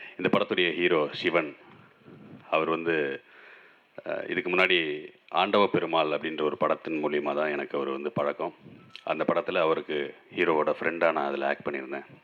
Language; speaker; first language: Tamil; native; Tamil